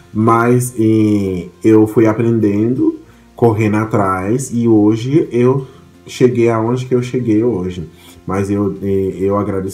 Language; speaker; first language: Portuguese; non-native, fluent; Haitian Creole